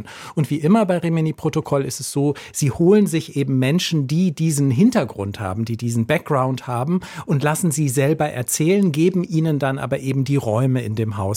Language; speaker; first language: German; native; German